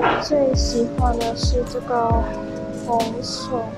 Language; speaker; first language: Chinese; non-native, local second language; English